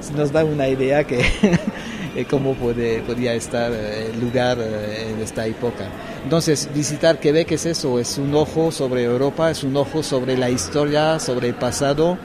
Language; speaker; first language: Spanish; non-native, fluent; French